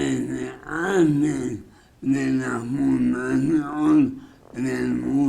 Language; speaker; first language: Spanish; non-native, fluent; English